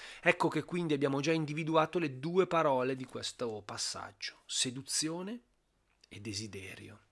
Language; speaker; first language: Italian; native; Italian